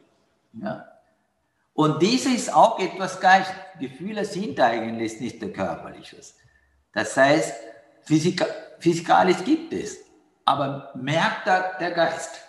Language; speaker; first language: German; non-native, learner; Sinhala